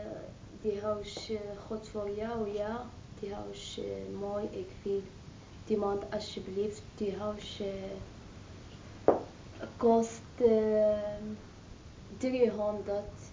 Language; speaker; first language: Dutch; non-native, learner; Arabic